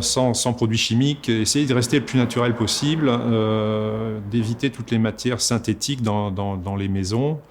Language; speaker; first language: French; native; French